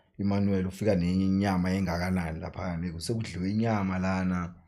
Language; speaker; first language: Zulu; native; Zulu